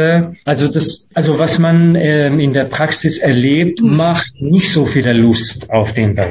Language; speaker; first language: German; non-native, fluent; Hungarian